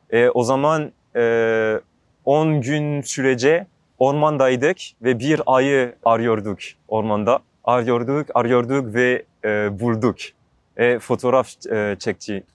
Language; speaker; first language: Turkish; non-native, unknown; French